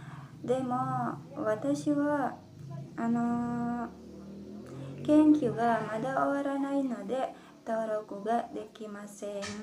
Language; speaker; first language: Japanese; non-native, learner; Indonesian